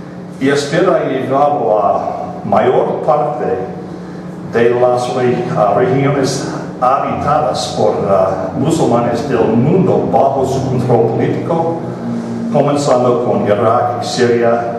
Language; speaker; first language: Spanish; non-native, fluent; English